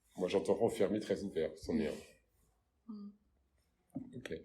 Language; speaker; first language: French; native; French